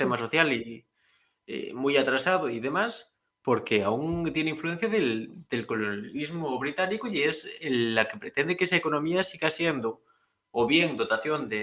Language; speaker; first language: Spanish; native; Spanish